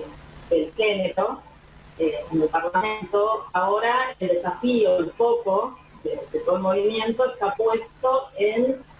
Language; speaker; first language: Spanish; native; Spanish